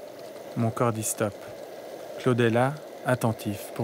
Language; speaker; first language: French; native; French